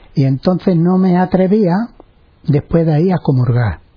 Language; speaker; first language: Spanish; native; Spanish